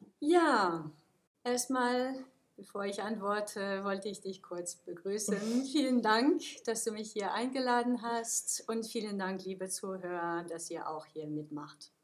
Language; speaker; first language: German; non-native, fluent; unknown